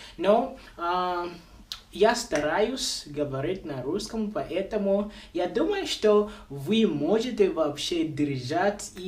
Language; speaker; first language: Russian; non-native, local second language; Bemba